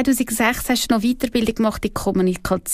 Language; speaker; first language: German; native; German